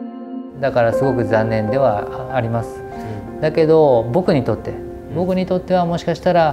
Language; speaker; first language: Japanese; native; Japanese